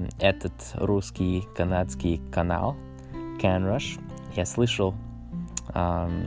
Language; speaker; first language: Russian; non-native, learner; English